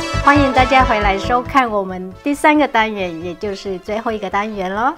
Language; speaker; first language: Chinese; non-native, local second language; Vietnamese